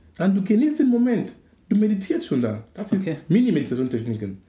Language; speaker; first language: German; non-native, fluent; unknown